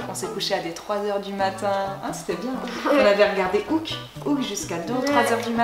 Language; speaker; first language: French; native; French